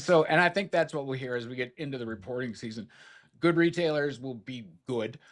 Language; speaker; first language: English; native; English